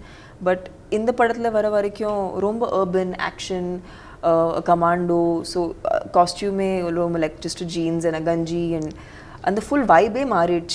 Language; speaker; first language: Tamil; non-native, local second language; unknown